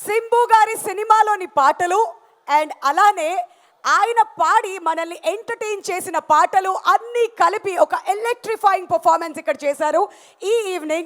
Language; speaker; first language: Telugu; native; Telugu